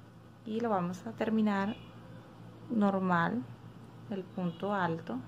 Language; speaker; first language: Spanish; native; Spanish